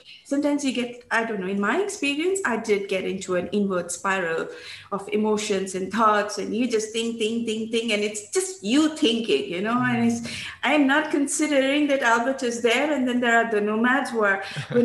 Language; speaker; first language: English; non-native, local second language; Bangla